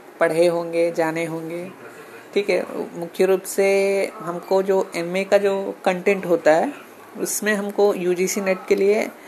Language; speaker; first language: Hindi; non-native, local second language; Telugu